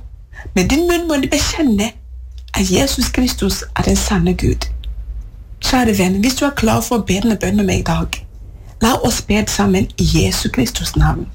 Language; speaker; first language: Swedish; non-native, fluent; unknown